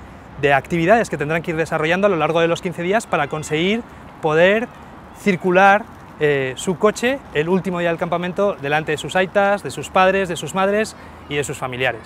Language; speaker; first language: Spanish; native; Spanish